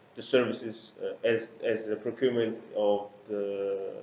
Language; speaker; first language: English; non-native, fluent; Portuguese